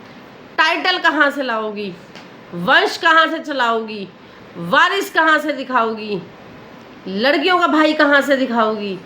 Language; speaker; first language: Hindi; native; Hindi